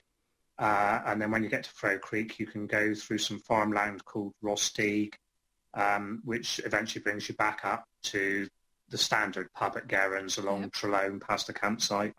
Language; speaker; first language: English; native; English